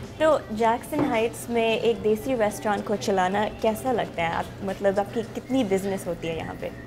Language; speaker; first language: Hindi; early bilingual, heritage; Urdu